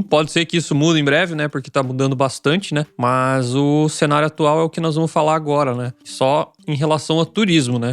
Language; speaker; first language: Portuguese; native; Portuguese